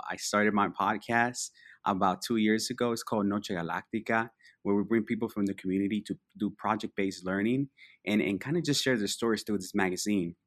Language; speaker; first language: English; early bilingual, other home language; Spanish